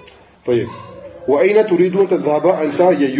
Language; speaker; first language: Arabic; non-native, fluent; French